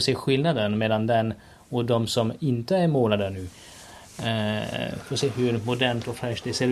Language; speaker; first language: Swedish; non-native, fluent; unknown